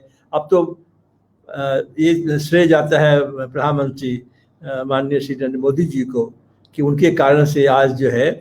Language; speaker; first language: Hindi; native; Hindi